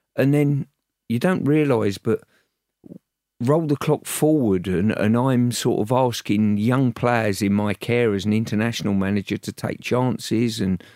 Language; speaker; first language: English; native; English